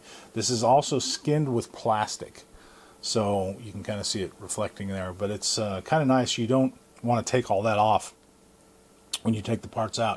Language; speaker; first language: English; native; English